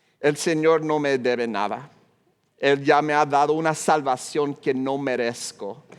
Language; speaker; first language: Spanish; non-native, fluent; English